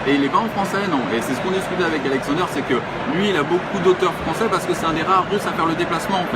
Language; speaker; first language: French; native; French